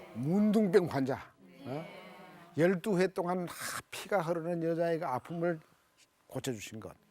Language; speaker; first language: Korean; native; Korean